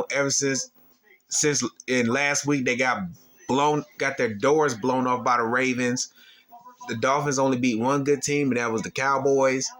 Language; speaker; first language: English; native; English